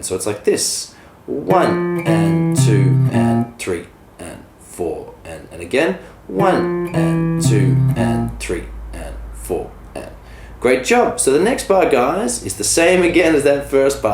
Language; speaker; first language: English; native; English